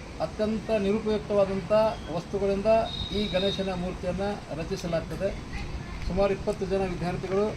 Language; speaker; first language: Kannada; native; Kannada